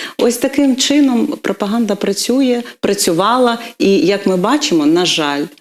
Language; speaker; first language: Ukrainian; non-native, local second language; Russian